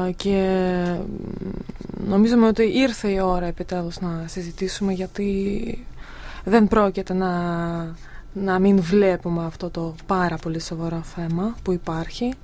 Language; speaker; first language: Greek; non-native, fluent; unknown